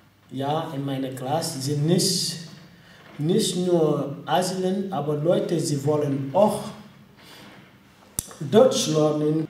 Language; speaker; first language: German; non-native, learner; French